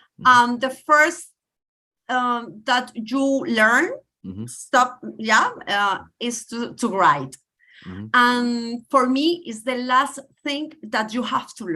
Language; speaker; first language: English; non-native, learner; Spanish